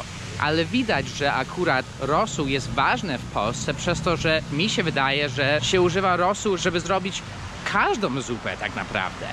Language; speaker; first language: Polish; early bilingual, heritage; Polish